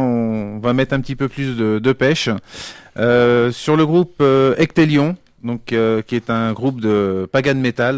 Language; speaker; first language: French; native; French